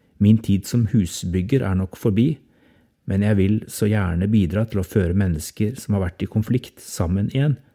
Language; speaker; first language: Norwegian; native; Norwegian